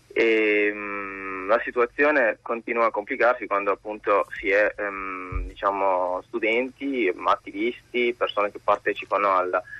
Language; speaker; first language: Italian; early bilingual, other home language; Arabic